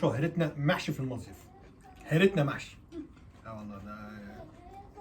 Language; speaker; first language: Arabic; native; Arabic